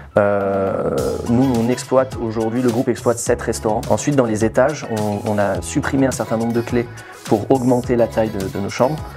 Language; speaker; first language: French; native; French